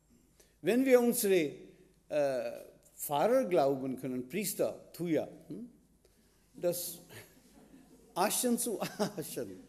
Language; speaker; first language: German; non-native, fluent; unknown